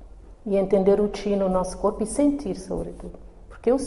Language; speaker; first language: Portuguese; non-native, local second language; Kabuverdianu